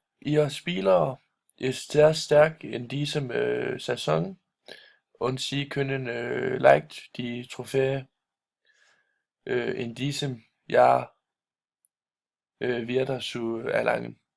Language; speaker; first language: German; non-native, learner; Danish